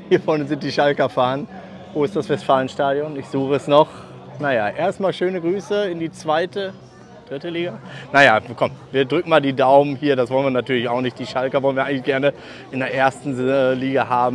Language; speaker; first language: German; native; German